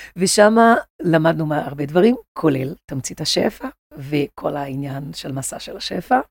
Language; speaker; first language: Hebrew; non-native, fluent; Portuguese